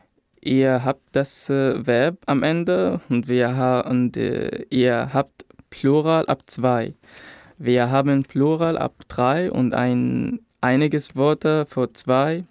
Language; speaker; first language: German; non-native, fluent; Arabic